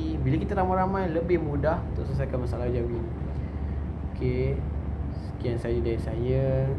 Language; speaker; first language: Malay; native; Malay